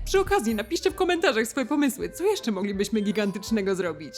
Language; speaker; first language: Polish; non-native, fluent; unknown